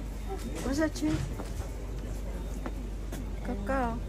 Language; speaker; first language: Italian; non-native, learner; Filipino